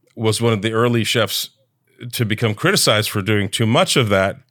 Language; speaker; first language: English; early bilingual, other home language; Italian